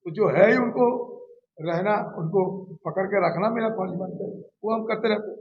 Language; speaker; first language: Hindi; non-native, local second language; Bangla